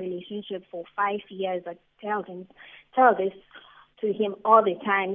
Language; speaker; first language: English; non-native, local second language; Xhosa